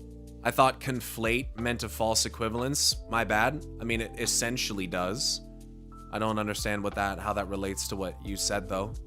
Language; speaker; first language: English; native; English